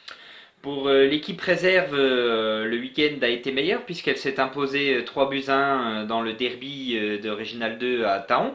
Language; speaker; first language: French; native; French